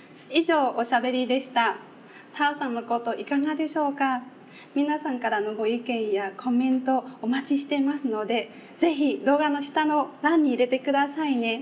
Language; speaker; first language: Japanese; non-native, fluent; Vietnamese